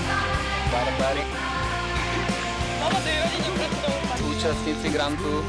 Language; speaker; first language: Slovak; native; Slovak